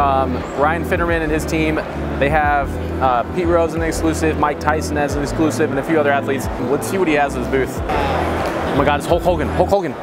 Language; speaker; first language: English; native; English